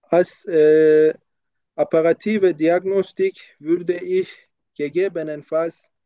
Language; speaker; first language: German; non-native, learner; Turkish